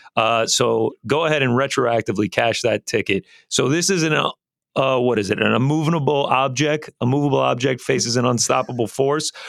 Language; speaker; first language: English; native; English